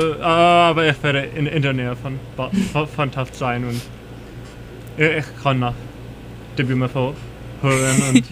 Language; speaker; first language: German; non-native, learner; English